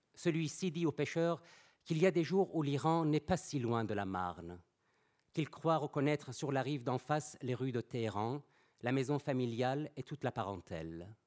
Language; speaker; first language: French; non-native, fluent; Persian